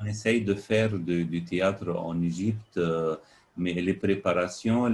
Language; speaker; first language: French; non-native, fluent; Arabic